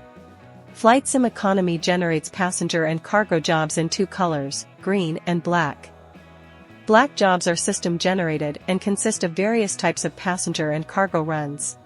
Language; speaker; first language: English; native; English